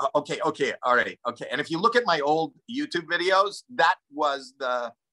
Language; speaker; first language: English; native; English